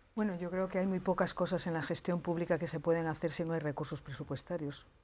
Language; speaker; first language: Spanish; native; Spanish